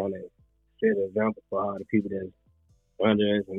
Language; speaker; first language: English; native; English